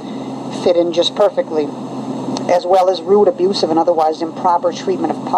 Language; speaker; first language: English; native; English